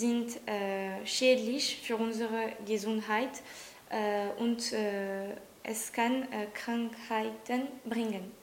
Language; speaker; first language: German; non-native, learner; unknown